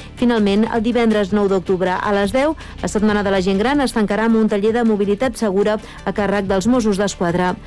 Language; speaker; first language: Catalan; native; Catalan